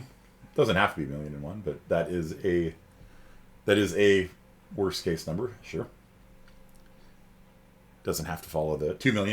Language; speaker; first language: English; native; English